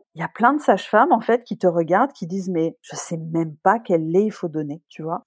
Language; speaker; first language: French; native; French